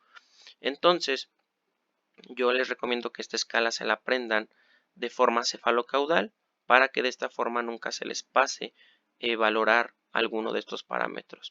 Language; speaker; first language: Spanish; native; Spanish